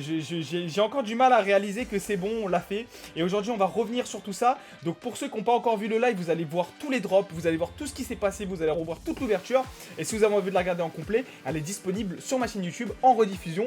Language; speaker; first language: French; native; French